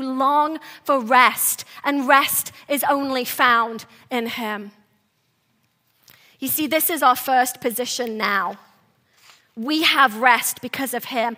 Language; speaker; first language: English; native; English